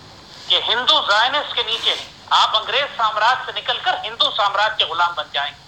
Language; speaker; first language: Urdu; native; Urdu